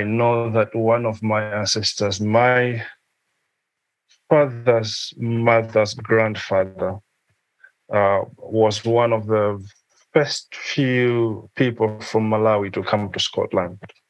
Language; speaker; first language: English; non-native, local second language; Nyanja